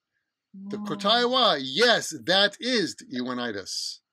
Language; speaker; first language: Japanese; non-native, fluent; English